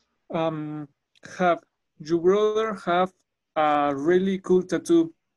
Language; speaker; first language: English; non-native, learner; Spanish